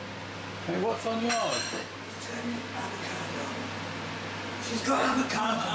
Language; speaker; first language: English; native; English